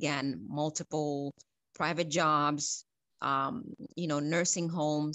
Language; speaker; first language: English; non-native, fluent; Haitian Creole